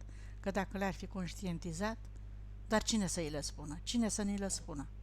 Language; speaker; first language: Romanian; native; Romanian